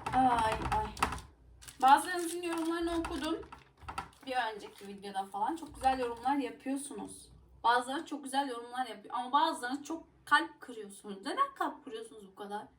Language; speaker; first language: Turkish; non-native, local second language; Arabic